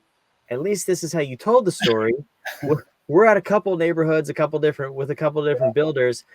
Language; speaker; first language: English; native; English